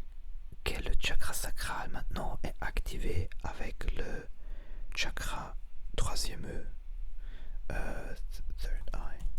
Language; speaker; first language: French; non-native, learner; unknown